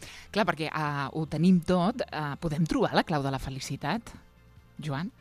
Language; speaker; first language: Catalan; native; Catalan